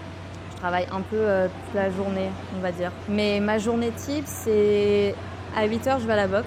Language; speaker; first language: French; native; French